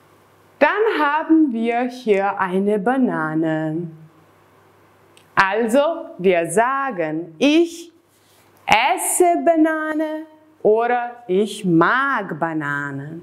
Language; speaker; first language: German; non-native, fluent; Serbian